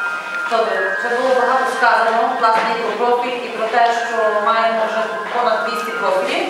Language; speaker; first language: Polish; non-native, learner; Ukrainian